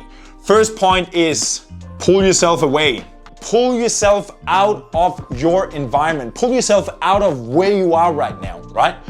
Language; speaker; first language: English; non-native, fluent; Danish